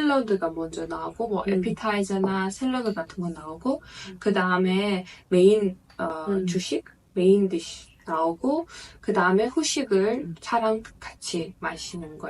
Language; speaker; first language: Korean; non-native, fluent; Azerbaijani